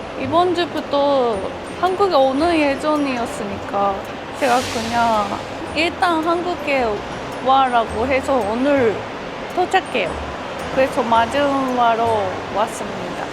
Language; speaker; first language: Korean; non-native, fluent; Japanese